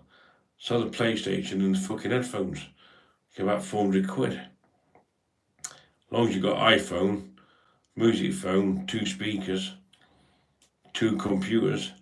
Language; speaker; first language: English; native; English